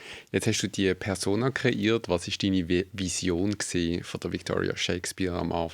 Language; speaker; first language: German; native; German